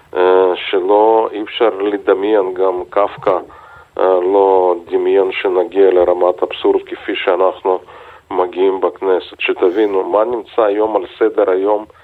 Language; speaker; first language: Hebrew; non-native, fluent; Russian